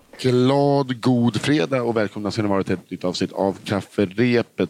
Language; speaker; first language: Swedish; native; Swedish